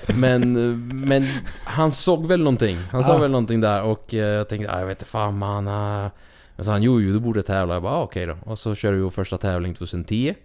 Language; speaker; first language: Swedish; early bilingual, other home language; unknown